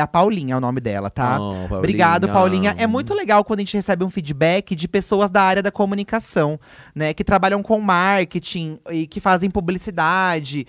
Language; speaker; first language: Portuguese; native; Portuguese